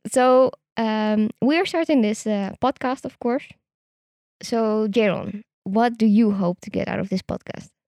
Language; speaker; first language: English; non-native, fluent; Dutch